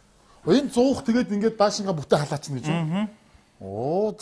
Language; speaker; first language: Mongolian; native; Mongolian